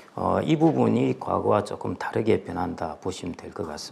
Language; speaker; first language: Korean; native; Korean